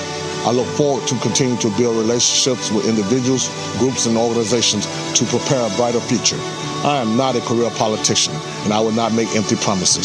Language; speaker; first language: English; native; English